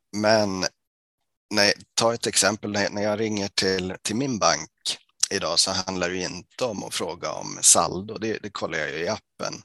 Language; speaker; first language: Swedish; native; Swedish